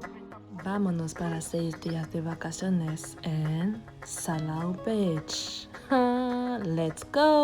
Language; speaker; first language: Spanish; non-native, learner; French